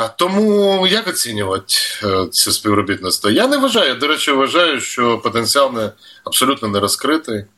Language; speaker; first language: Ukrainian; native; Ukrainian